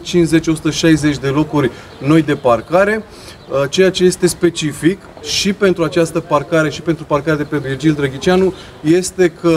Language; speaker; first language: Romanian; native; Romanian